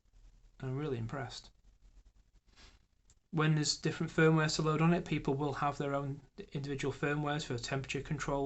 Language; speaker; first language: English; native; English